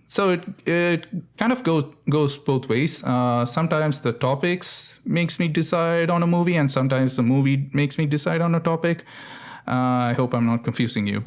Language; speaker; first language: English; non-native, local second language; Tamil